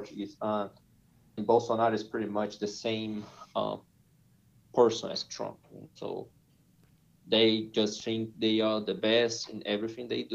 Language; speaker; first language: English; non-native, fluent; Portuguese